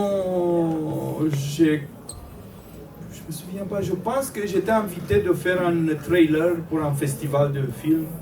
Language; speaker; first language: French; non-native, fluent; Romanian